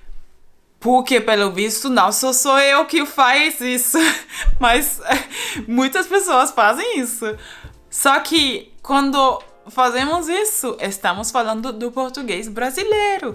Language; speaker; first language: Portuguese; non-native, fluent; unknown